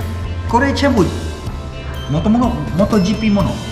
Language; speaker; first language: Japanese; non-native, learner; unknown